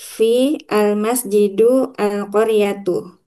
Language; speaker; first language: Arabic; non-native, learner; Indonesian